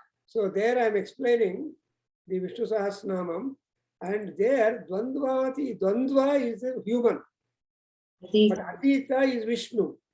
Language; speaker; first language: English; non-native, local second language; Telugu